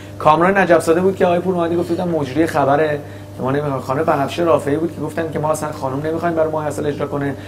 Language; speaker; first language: Persian; native; Persian